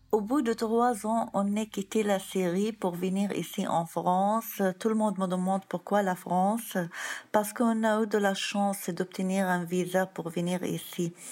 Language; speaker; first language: French; non-native, fluent; Arabic